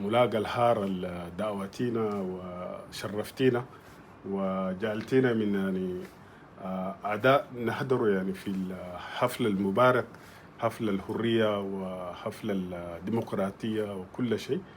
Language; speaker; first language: Arabic; native; Arabic